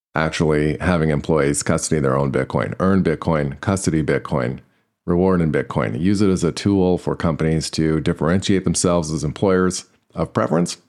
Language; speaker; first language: English; native; English